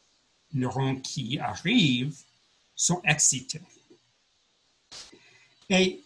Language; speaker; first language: French; non-native, learner; English